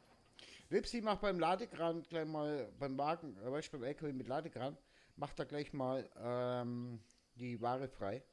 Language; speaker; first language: German; native; German